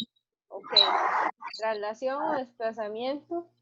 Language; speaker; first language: Spanish; native; Spanish